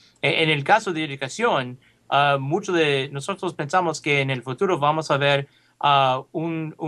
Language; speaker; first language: Spanish; early bilingual, heritage; Spanish